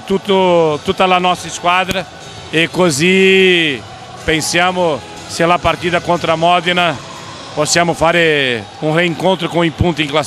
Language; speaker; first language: Italian; non-native, fluent; Portuguese